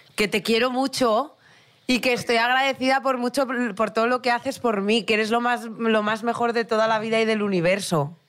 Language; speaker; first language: Spanish; native; Spanish